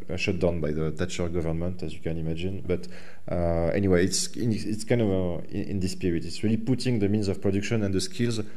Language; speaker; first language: English; non-native, fluent; French